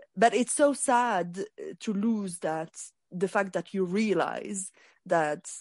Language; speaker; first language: English; non-native, fluent; Arabic